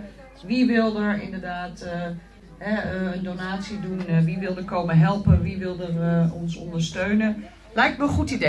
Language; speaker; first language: Dutch; native; Dutch